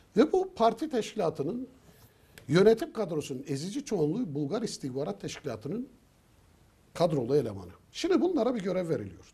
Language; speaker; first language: Turkish; native; Turkish